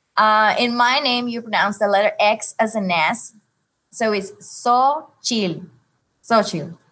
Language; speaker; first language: English; non-native, fluent; Spanish